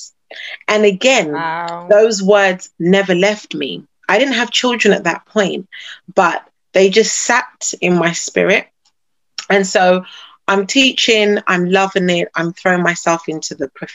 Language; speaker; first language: English; native; English